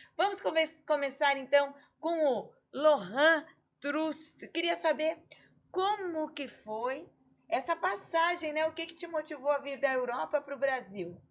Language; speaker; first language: Portuguese; native; Portuguese